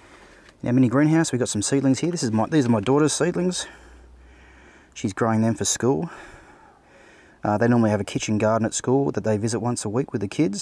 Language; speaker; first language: English; native; English